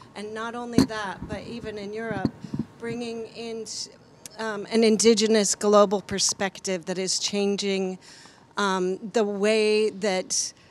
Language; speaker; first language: English; native; English